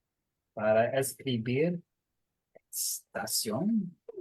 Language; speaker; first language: Spanish; non-native, learner; English